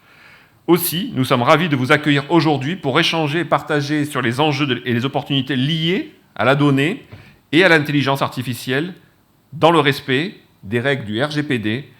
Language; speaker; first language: French; native; French